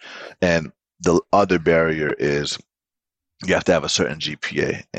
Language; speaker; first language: English; native; English